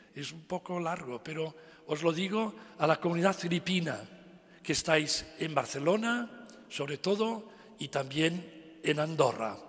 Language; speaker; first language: Spanish; non-native, local second language; Catalan